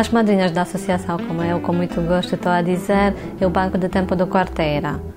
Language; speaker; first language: Portuguese; non-native, fluent; Romanian